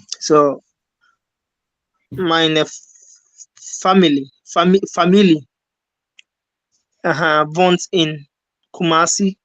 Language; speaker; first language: German; non-native, learner; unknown